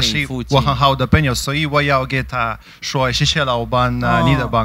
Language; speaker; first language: Chinese; non-native, fluent; Russian